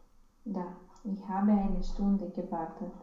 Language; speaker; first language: German; non-native, learner; Romanian